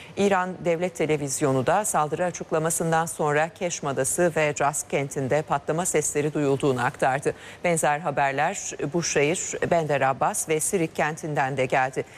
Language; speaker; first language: Turkish; native; Turkish